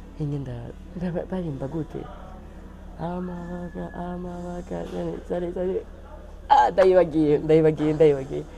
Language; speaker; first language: Rundi; non-native, local second language; Swahili